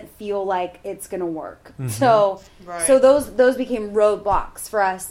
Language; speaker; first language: English; native; English